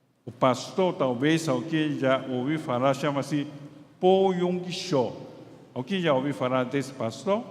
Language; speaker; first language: Portuguese; non-native, fluent; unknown